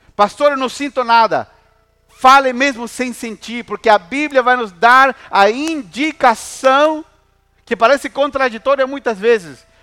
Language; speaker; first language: Portuguese; non-native, fluent; Spanish